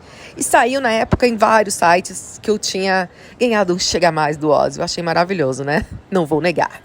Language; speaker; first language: Portuguese; native; Portuguese